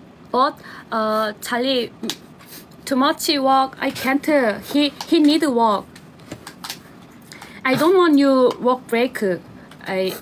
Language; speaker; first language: English; non-native, learner; Korean